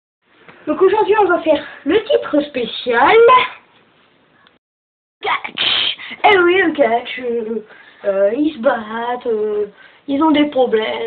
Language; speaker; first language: French; native; French